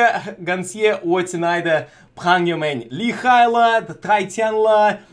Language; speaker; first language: Chinese; non-native, learner; Russian